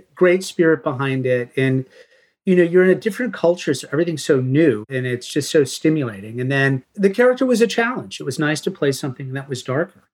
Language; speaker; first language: English; native; English